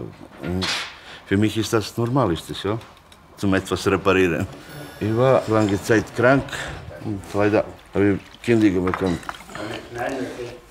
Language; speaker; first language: German; non-native, learner; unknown